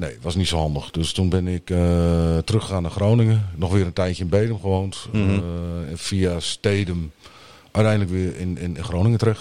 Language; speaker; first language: Dutch; native; Dutch